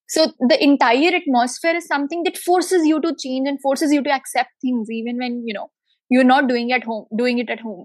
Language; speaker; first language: English; non-native, local second language; Hindi